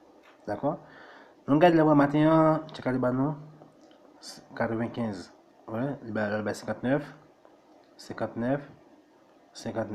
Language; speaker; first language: French; non-native, local second language; Haitian Creole